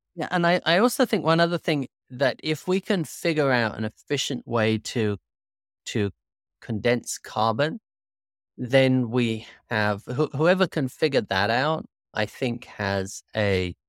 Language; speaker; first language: English; native; English